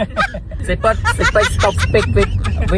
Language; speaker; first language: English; non-native, learner; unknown